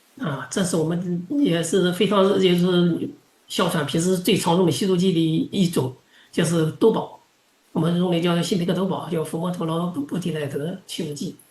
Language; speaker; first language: Chinese; non-native, local second language; Indonesian